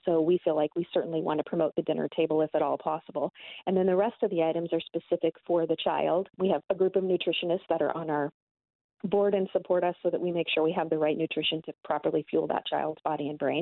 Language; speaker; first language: English; native; English